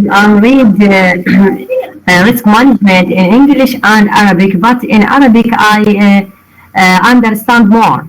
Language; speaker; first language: English; non-native, learner; Arabic